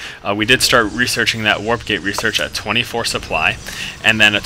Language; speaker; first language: English; native; English